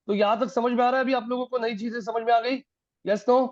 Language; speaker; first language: Hindi; non-native, local second language; Marathi